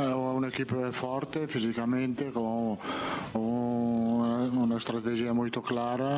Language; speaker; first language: Portuguese; non-native, learner; Italian